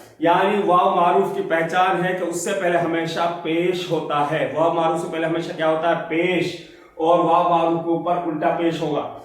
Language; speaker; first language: Urdu; native; Urdu